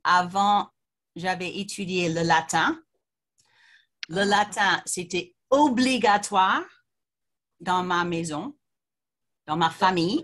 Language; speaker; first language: French; non-native, fluent; English